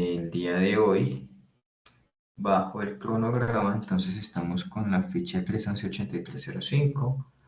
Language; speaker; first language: Spanish; native; Spanish